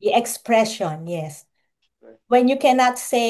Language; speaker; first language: English; non-native, local second language; Filipino